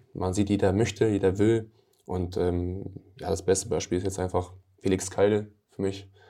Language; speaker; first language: German; early bilingual, other home language; Albanian